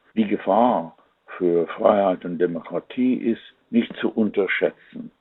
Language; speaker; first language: German; non-native, fluent; English